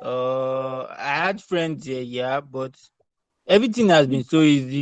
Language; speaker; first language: English; non-native, local second language; Yoruba